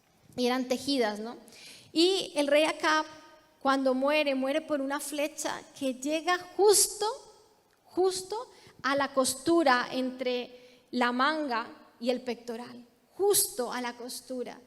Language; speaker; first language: Spanish; native; Spanish